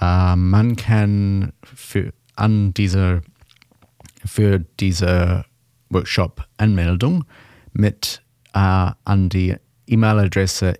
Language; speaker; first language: German; non-native, learner; English